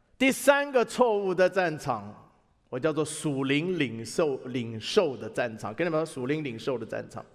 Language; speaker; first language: Chinese; native; Chinese